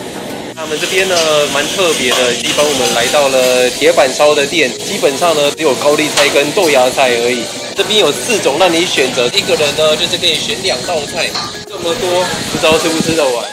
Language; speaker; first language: Chinese; native; Chinese